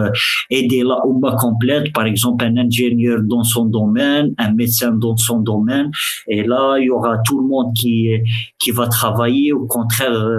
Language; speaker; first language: French; early bilingual, other home language; Arabic